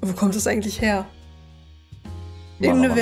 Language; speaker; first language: German; native; German